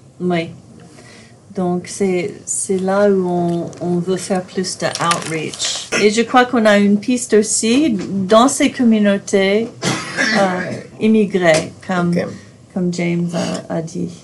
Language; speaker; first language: French; non-native, fluent; English